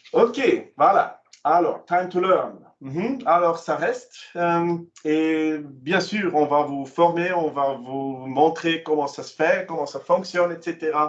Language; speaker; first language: French; non-native, local second language; German